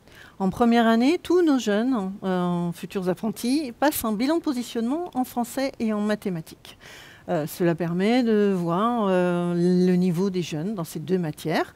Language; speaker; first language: French; native; French